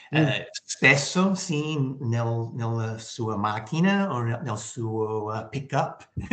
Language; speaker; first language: Italian; non-native, learner; English